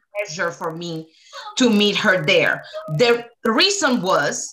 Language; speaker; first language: English; early bilingual, other home language; Spanish